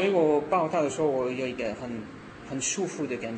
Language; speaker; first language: Chinese; non-native, learner; French